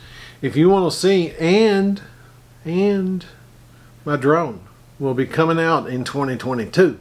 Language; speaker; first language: English; native; English